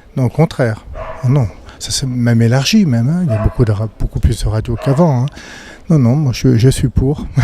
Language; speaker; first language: French; native; French